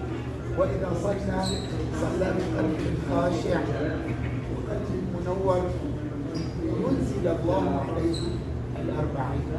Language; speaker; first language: Arabic; native; Arabic